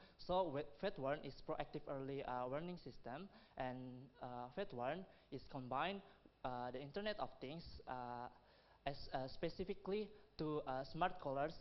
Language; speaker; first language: English; non-native, learner; Indonesian